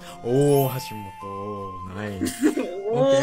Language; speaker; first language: English; non-native, fluent; Japanese